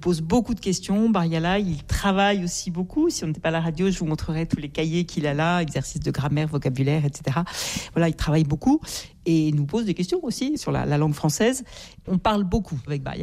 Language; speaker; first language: French; native; French